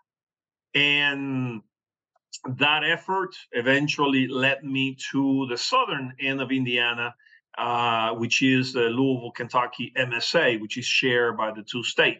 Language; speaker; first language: English; non-native, fluent; Spanish